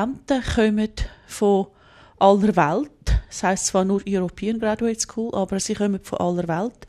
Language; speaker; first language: German; native; German